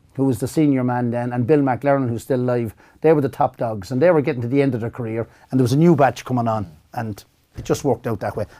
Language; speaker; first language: English; native; English